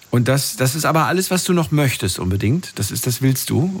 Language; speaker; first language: German; native; German